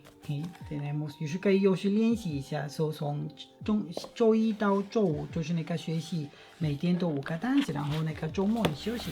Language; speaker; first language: Chinese; non-native, fluent; Spanish